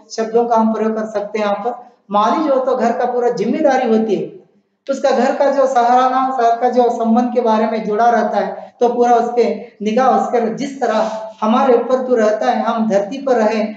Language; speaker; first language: Hindi; non-native, local second language; Kannada